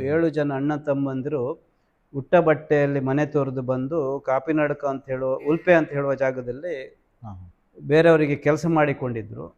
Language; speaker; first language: Kannada; non-native, local second language; Marathi